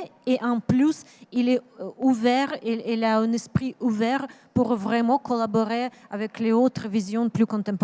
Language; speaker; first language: French; non-native, learner; Ukrainian